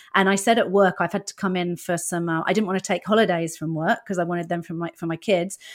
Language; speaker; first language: English; native; English